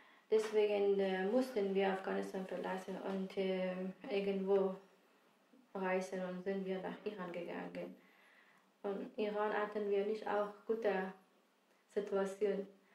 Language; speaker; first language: German; non-native, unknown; Persian